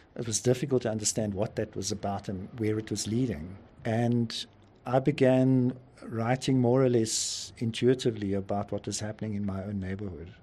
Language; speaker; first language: English; native; English